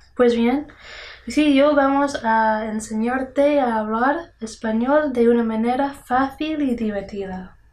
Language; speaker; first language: Spanish; non-native, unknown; English